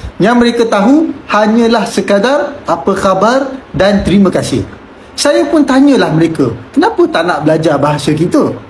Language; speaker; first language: Malay; native; Malay